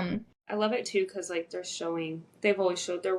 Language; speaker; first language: English; native; English